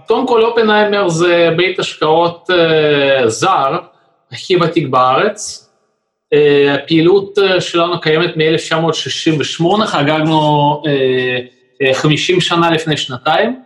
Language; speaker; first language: Hebrew; non-native, fluent; Russian